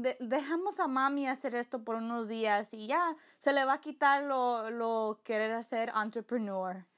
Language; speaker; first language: Spanish; early bilingual, heritage; Spanish